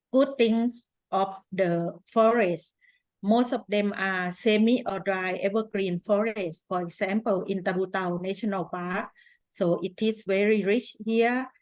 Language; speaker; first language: English; non-native, fluent; Thai